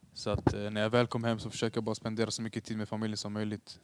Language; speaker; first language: Swedish; early bilingual, other home language; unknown